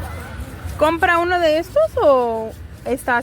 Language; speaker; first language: Spanish; non-native, fluent; English